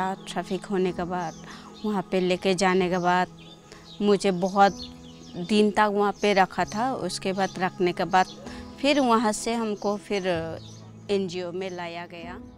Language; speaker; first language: Hindi; non-native, local second language; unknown